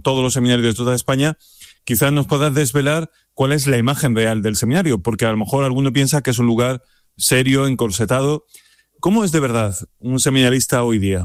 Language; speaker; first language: Spanish; native; Spanish